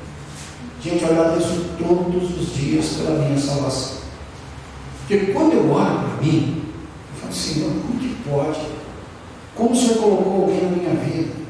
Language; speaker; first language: Portuguese; native; Portuguese